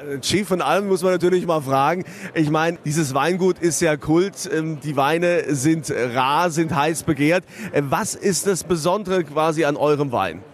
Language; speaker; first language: German; native; German